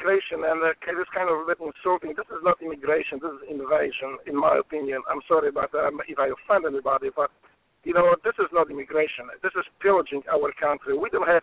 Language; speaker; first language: English; non-native, fluent; Polish